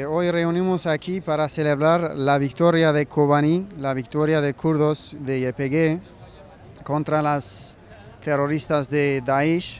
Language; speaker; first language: Spanish; non-native, learner; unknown